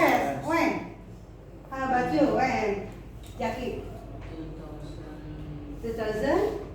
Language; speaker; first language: English; non-native, fluent; Indonesian